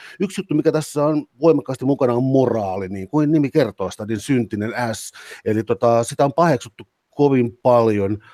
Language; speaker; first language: Finnish; native; Finnish